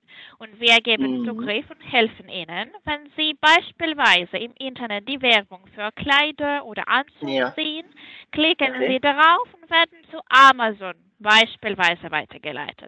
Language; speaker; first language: German; non-native, fluent; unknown